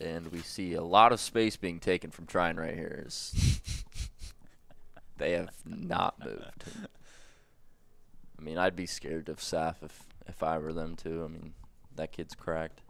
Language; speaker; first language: English; native; English